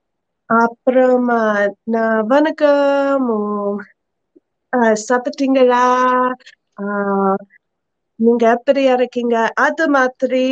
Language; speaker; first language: Tamil; non-native, learner; English